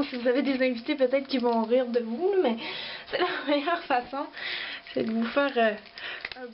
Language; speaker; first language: French; native; French